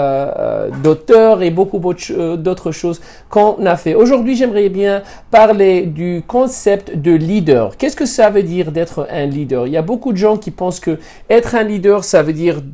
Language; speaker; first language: French; non-native, fluent; Spanish